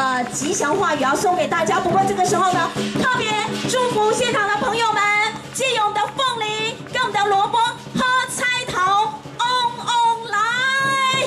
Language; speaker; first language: Chinese; native; Chinese